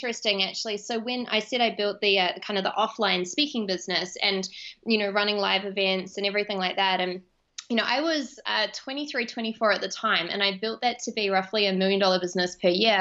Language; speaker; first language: English; native; English